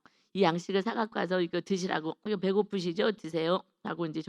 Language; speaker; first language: Korean; native; Korean